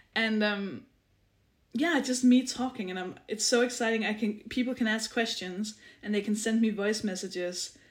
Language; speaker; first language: English; non-native, fluent; Danish